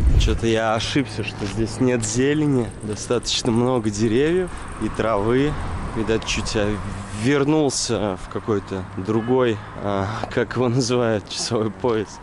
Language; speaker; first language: Russian; native; Russian